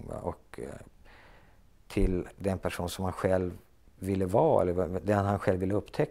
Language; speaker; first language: Swedish; native; Swedish